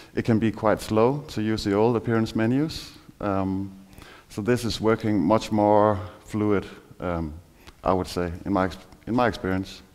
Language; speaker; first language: English; non-native, fluent; Danish